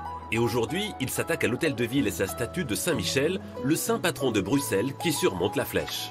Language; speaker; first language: French; native; French